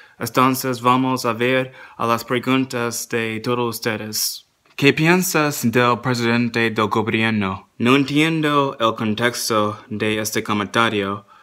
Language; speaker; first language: Spanish; non-native, learner; English